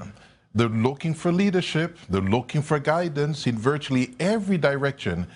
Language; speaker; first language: English; native; English